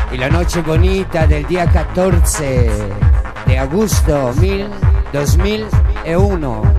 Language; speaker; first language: Spanish; non-native, learner; Italian